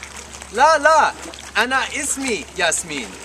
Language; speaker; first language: Arabic; non-native, learner; English